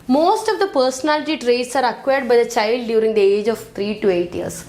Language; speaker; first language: English; non-native, local second language; Malayalam